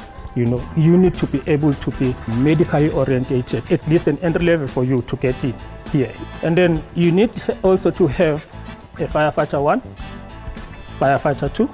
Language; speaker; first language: English; non-native, local second language; Zulu